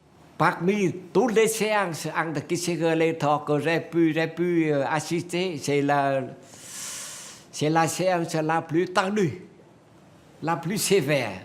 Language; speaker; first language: French; non-native, fluent; Vietnamese